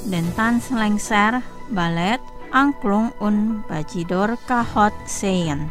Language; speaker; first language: German; non-native, fluent; Indonesian